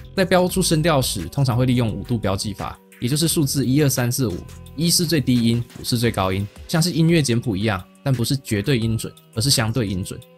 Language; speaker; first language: Chinese; native; Chinese